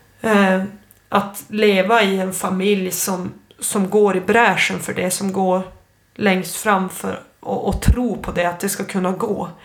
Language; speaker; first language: Swedish; native; Swedish